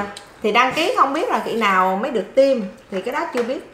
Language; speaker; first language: Vietnamese; native; Vietnamese